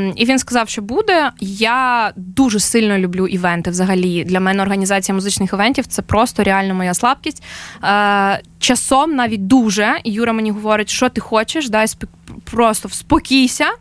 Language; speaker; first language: Ukrainian; native; Ukrainian